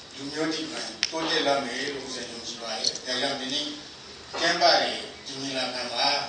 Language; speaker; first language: Burmese; native; Burmese